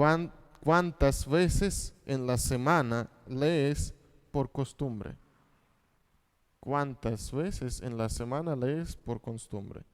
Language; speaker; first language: Spanish; non-native, fluent; Russian